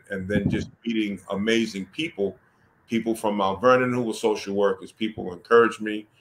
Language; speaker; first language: English; native; English